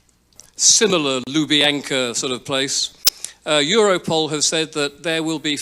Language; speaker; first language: English; native; English